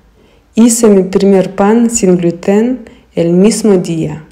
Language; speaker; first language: Spanish; non-native, fluent; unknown